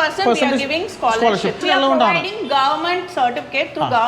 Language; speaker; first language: Malayalam; non-native, learner; Tamil